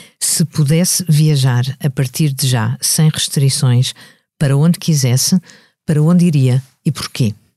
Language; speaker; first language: Portuguese; native; Portuguese